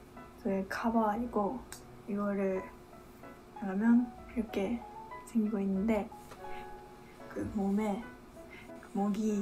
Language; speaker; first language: Korean; non-native, fluent; Japanese